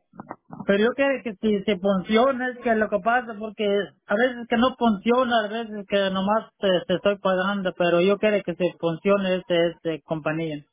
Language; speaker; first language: Spanish; non-native, local second language; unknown